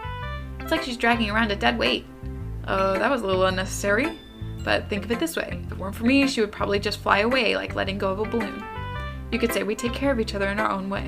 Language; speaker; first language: English; native; English